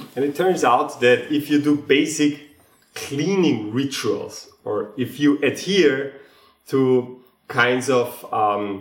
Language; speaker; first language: English; non-native, fluent; German